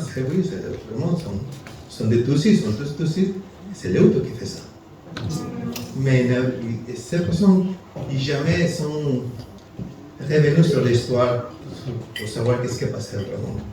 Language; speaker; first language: French; non-native, learner; Spanish